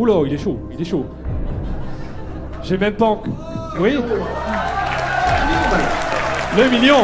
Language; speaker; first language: French; native; French